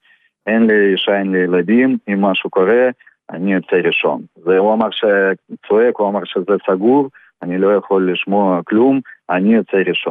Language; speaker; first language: Hebrew; non-native, fluent; Russian